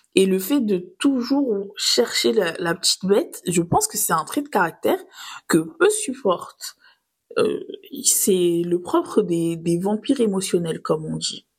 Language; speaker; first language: French; native; French